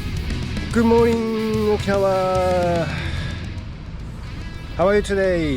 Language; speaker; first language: English; non-native, learner; Japanese